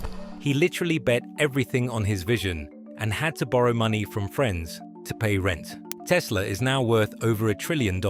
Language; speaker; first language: English; native; English